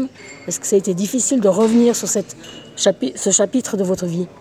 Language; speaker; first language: French; native; French